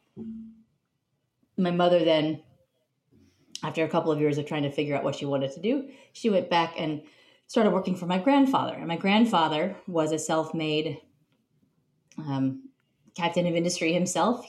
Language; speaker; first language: English; native; English